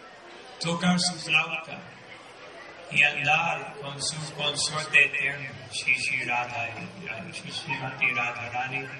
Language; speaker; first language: Spanish; non-native, fluent; Portuguese